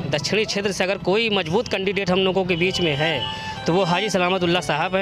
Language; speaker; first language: Hindi; native; Hindi